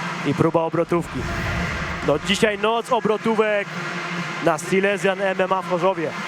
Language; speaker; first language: Polish; native; Polish